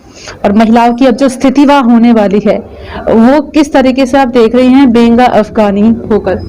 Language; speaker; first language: Hindi; native; Hindi